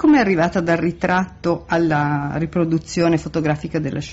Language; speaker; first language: Italian; native; Italian